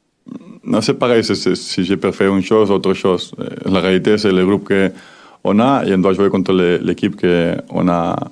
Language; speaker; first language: French; non-native, learner; Spanish